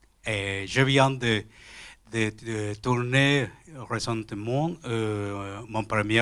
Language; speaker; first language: French; non-native, learner; Spanish